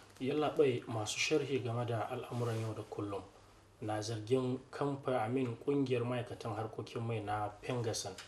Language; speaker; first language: Hausa; native; Hausa